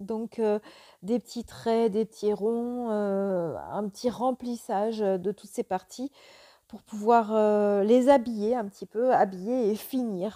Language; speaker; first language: French; native; French